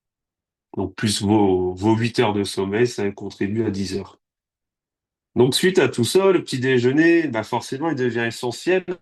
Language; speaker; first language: French; native; French